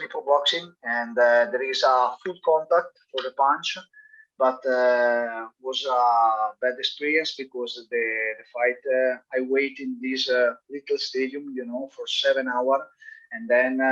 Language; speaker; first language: English; non-native, learner; Italian